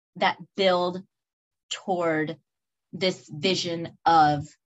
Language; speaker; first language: English; early bilingual, other home language; Spanish